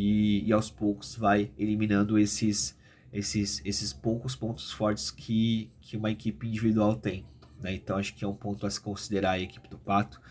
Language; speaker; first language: Portuguese; native; Portuguese